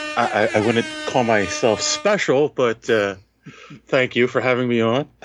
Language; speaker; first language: English; native; English